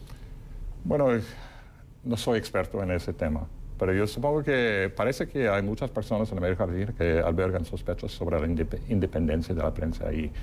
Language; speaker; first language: Spanish; non-native, fluent; English